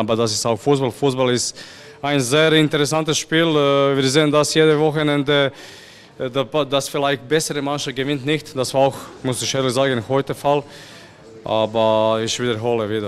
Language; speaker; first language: German; non-native, fluent; Croatian